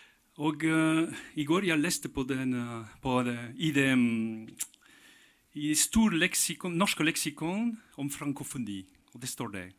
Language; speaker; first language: Norwegian; non-native, fluent; French